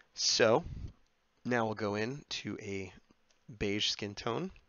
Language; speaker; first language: English; native; English